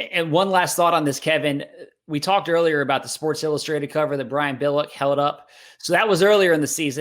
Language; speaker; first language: English; native; English